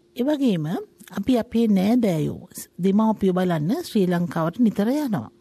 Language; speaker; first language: Sinhala; native; Sinhala